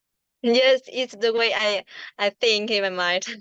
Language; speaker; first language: English; non-native, learner; Vietnamese